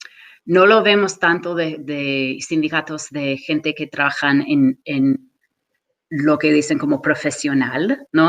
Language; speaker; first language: Spanish; non-native, fluent; English